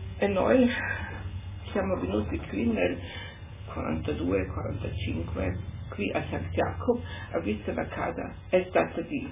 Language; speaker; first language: Italian; non-native, local second language; German